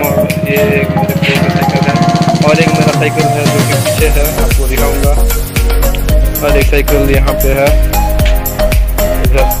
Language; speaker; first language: Hindi; non-native, local second language; Odia